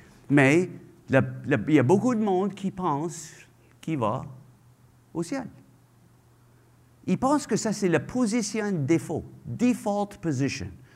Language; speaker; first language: French; native; French